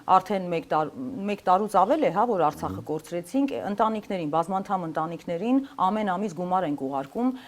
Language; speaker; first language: Armenian; native; Armenian